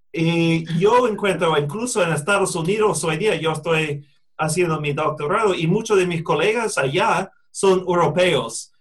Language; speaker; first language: Spanish; non-native, fluent; English